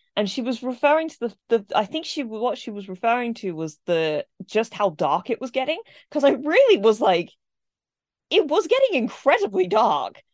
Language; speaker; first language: English; native; English